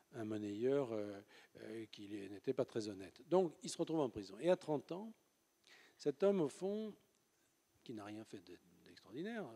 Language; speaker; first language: French; native; French